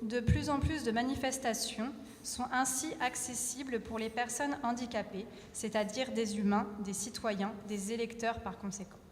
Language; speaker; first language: French; native; French